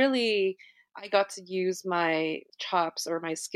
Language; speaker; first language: English; native; English